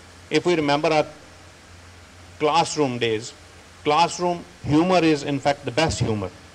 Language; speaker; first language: English; non-native, local second language; Punjabi